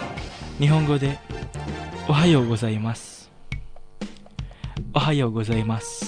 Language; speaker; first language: Japanese; non-native, fluent; Indonesian